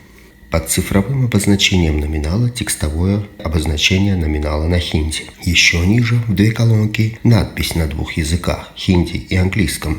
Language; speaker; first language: Russian; native; Russian